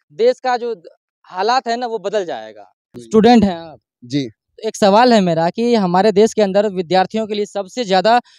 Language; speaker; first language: Hindi; native; Hindi